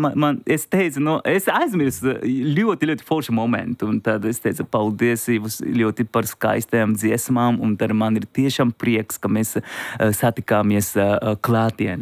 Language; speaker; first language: Latvian; non-native, learner; Japanese